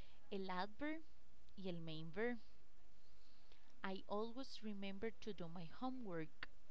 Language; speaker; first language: English; non-native, fluent; Spanish